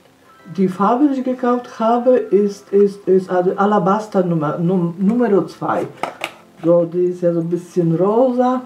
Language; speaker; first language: German; non-native, fluent; Polish